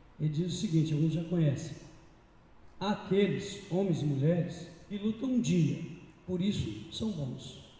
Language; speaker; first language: Portuguese; native; Portuguese